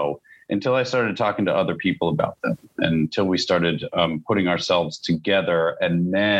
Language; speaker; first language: English; native; English